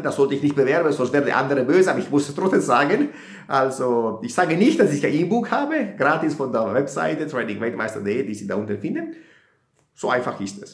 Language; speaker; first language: German; non-native, fluent; Italian